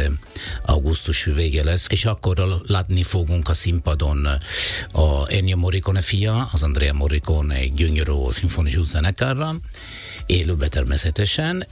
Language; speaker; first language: Hungarian; non-native, fluent; Italian